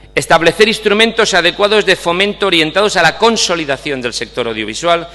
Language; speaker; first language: Spanish; native; Spanish